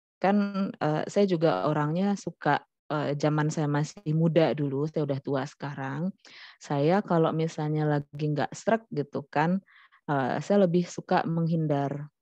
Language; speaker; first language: Indonesian; non-native, local second language; Minangkabau